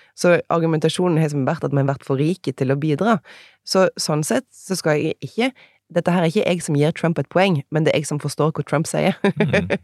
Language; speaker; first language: Norwegian; native; Norwegian